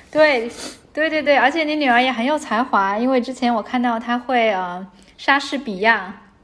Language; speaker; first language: Chinese; native; Chinese